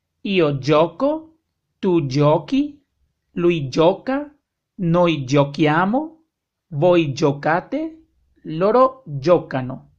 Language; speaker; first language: Italian; non-native, fluent; Spanish